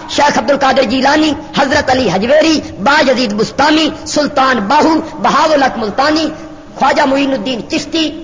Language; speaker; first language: Urdu; native; Urdu